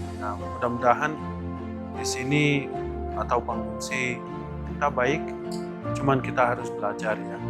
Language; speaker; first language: Indonesian; non-native, fluent; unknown